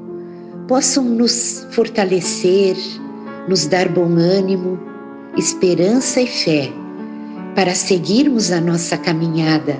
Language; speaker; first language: Portuguese; native; Portuguese